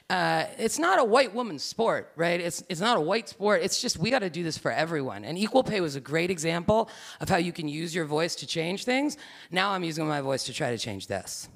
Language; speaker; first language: English; native; English